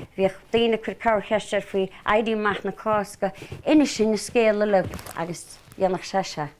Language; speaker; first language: Irish; native; Irish